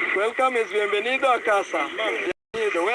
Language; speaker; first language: Spanish; non-native, learner; Swahili